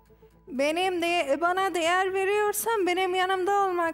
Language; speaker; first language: Turkish; non-native, learner; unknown